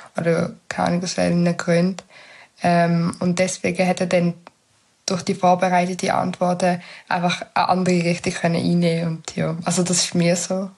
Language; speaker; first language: German; early bilingual, other home language; Tigrinya